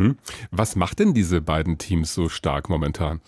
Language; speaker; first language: German; native; German